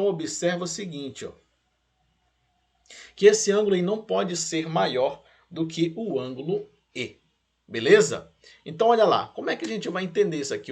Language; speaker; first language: Portuguese; native; Portuguese